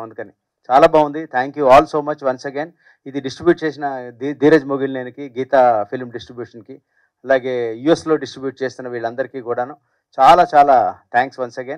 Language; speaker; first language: Telugu; native; Telugu